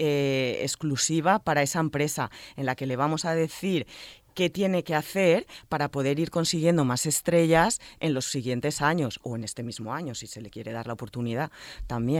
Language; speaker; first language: Spanish; native; Spanish